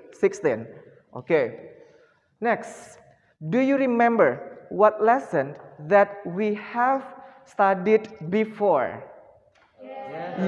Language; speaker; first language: English; non-native, fluent; Indonesian